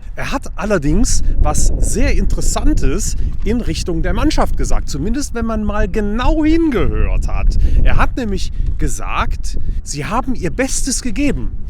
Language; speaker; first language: German; native; German